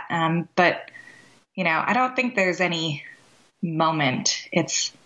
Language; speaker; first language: English; native; English